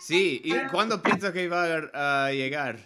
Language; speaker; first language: Spanish; non-native, learner; English